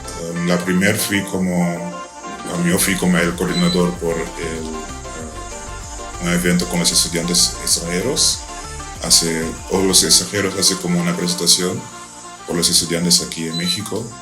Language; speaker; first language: Spanish; non-native, learner; Dutch